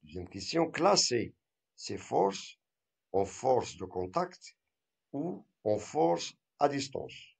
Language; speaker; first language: French; non-native, local second language; Arabic